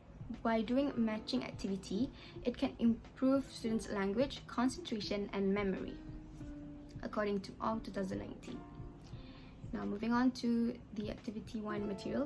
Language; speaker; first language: English; non-native, local second language; Malay